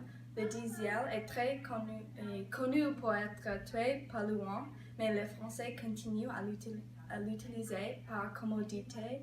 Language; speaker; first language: French; non-native, learner; English